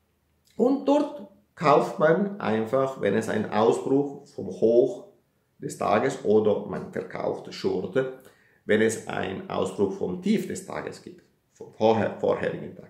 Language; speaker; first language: German; non-native, fluent; Italian